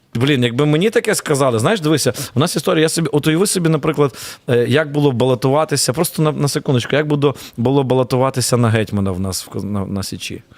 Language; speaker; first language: Ukrainian; native; Ukrainian